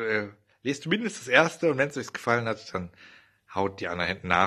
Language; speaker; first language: German; native; German